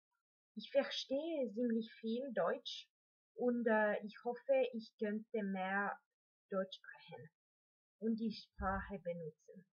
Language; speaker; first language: German; non-native, learner; Finnish